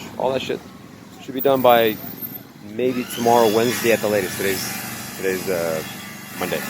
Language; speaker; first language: English; native; English